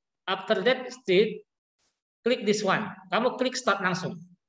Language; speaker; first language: English; non-native, learner; Indonesian